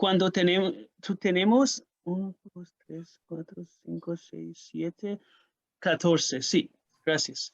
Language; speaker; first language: Spanish; non-native, fluent; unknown